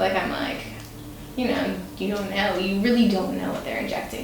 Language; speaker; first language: English; native; English